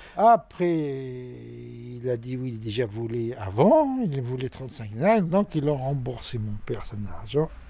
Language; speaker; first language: French; non-native, learner; Arabic